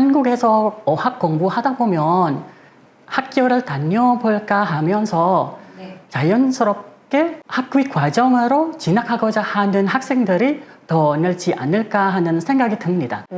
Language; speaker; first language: Korean; non-native, fluent; Indonesian